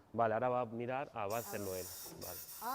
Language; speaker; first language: Spanish; native; Spanish